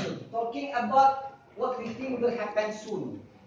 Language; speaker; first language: English; non-native, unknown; Indonesian